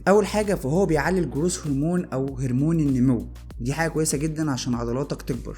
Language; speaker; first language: Arabic; native; Arabic